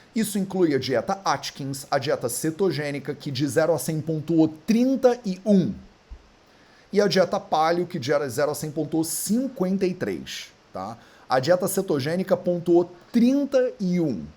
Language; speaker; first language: Portuguese; native; Portuguese